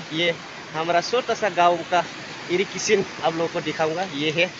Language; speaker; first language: Hindi; non-native, local second language; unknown